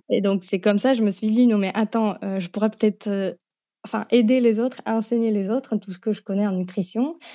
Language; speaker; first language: French; non-native, fluent; Slovak